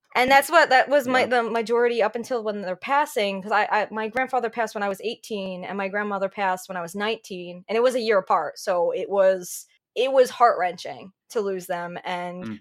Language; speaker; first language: English; native; English